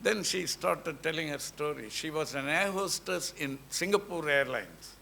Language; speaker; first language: English; non-native, local second language; Tamil